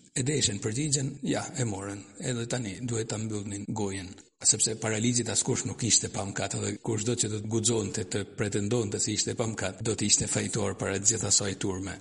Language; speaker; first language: Albanian; native; Albanian